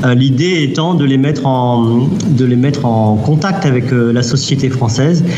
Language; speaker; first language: French; native; French